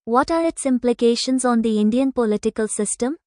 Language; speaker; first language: English; non-native, local second language; Tamil